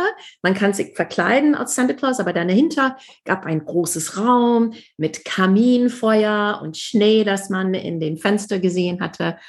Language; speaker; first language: German; non-native, fluent; English